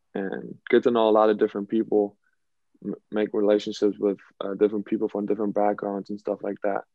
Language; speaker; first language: English; non-native, fluent; German